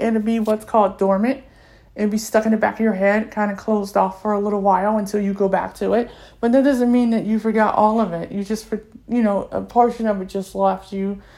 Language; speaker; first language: English; native; English